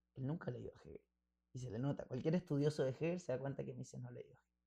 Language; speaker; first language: Spanish; native; Spanish